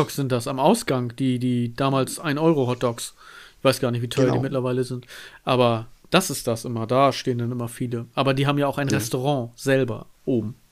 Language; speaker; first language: German; native; German